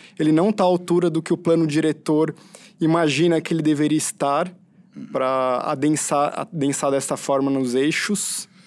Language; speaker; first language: Portuguese; native; Portuguese